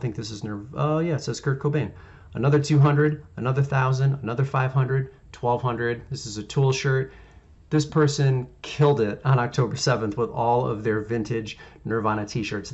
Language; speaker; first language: English; native; English